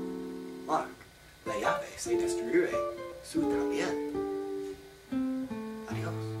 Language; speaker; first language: Spanish; non-native, learner; English